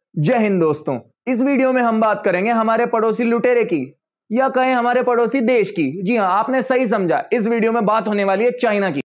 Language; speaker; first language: Hindi; native; Hindi